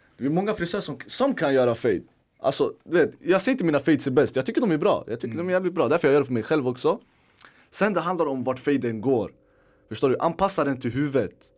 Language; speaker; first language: Swedish; native; Swedish